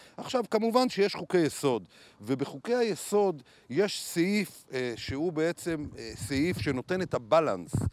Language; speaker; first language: Hebrew; native; Hebrew